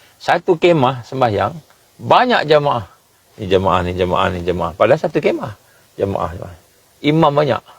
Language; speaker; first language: Malay; native; Malay